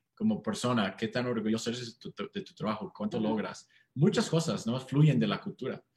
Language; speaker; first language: Spanish; non-native, fluent; English